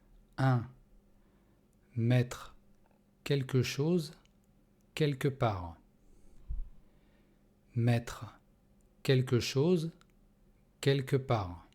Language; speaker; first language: French; non-native, fluent; Russian